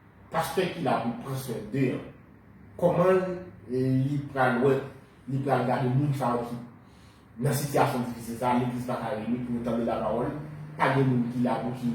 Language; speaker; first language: Haitian Creole; native; Haitian Creole